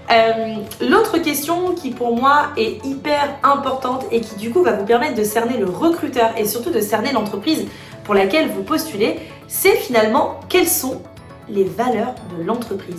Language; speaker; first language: French; native; French